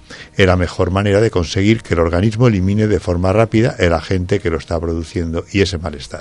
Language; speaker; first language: Spanish; native; Spanish